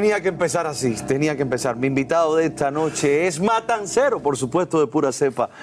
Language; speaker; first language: Spanish; native; Spanish